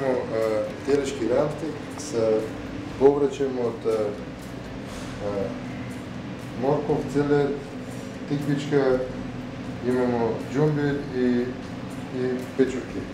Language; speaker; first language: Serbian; non-native, learner; Macedonian